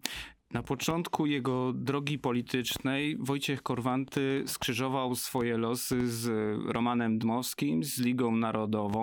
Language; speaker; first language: Polish; native; Polish